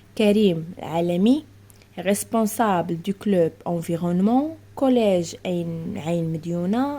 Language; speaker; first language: French; non-native, local second language; Arabic